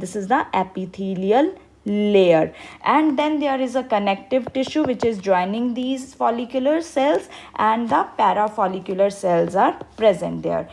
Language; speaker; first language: English; non-native, local second language; Hindi